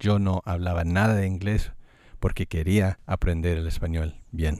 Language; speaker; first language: Spanish; non-native, fluent; English